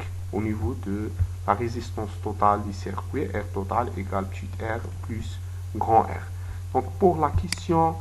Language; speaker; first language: French; non-native, local second language; Arabic